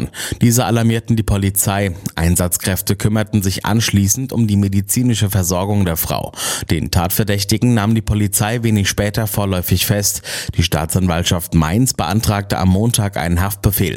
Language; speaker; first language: German; native; German